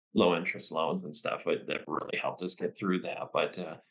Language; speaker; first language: English; native; English